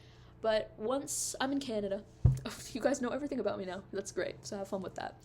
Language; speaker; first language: English; native; English